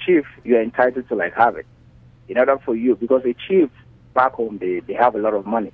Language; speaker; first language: English; non-native, local second language; Igbo